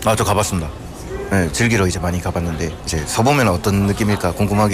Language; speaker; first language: Korean; native; Korean